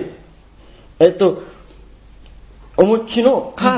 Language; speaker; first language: Japanese; non-native, learner; Burmese